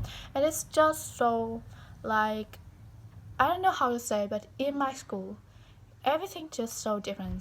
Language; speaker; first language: English; non-native, learner; Vietnamese